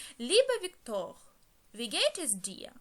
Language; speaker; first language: German; non-native, fluent; Ukrainian